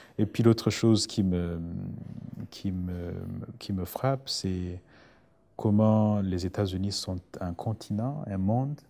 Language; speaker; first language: French; non-native, local second language; Rundi